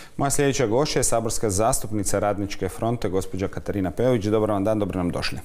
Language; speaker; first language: Croatian; native; Croatian